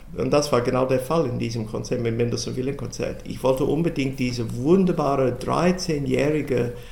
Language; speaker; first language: German; non-native, fluent; English